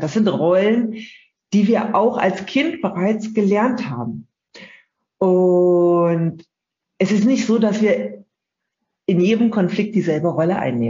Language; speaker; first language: German; native; German